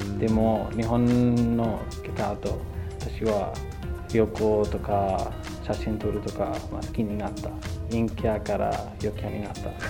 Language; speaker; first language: Japanese; non-native, learner; Urdu